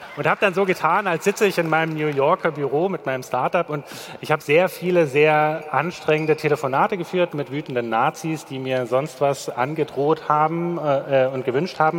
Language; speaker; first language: German; native; German